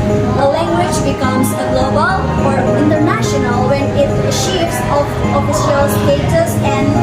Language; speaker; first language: English; non-native, fluent; Indonesian